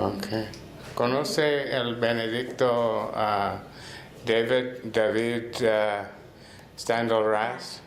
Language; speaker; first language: Spanish; non-native, learner; English